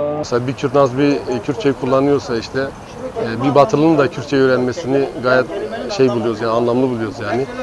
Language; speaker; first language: Turkish; non-native, local second language; Kurdish